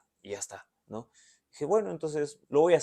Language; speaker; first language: Spanish; native; Spanish